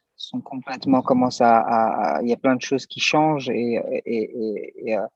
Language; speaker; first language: French; native; French